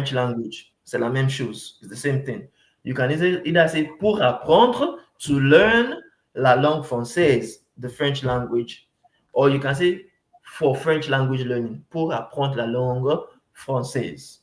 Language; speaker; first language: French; non-native, fluent; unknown